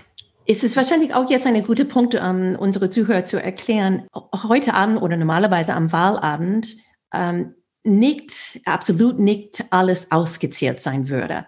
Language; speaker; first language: German; non-native, fluent; English